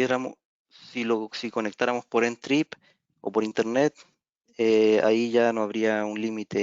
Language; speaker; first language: Spanish; native; Spanish